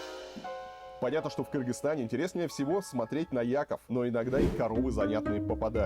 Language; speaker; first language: Russian; native; Russian